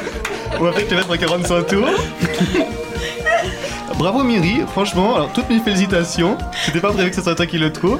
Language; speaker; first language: French; native; French